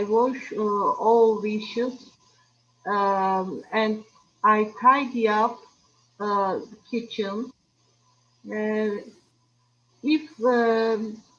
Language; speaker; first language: English; non-native, learner; Turkish